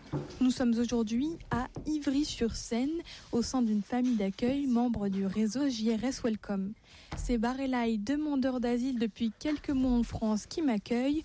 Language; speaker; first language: French; native; French